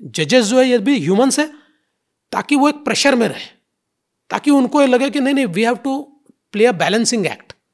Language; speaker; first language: Hindi; non-native, local second language; Marathi